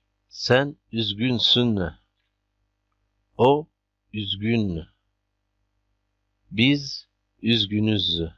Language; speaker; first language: Turkish; non-native, fluent; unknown